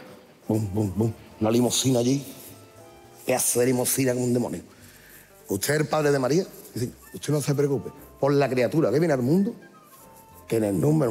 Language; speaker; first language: Spanish; native; Spanish